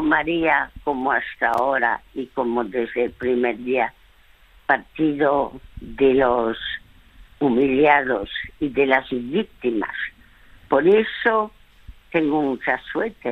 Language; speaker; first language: Spanish; early bilingual, other home language; French